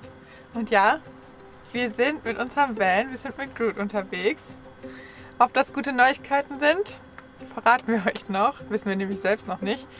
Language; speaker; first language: German; native; German